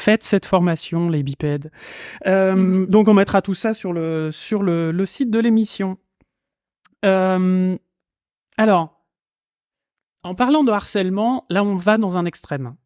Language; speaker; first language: French; native; French